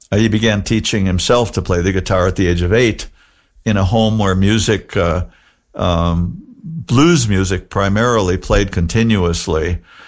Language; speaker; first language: English; native; English